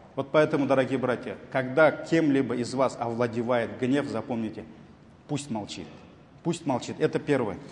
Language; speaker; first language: Russian; non-native, local second language; Tatar